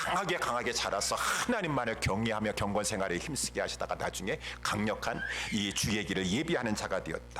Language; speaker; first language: Korean; native; Korean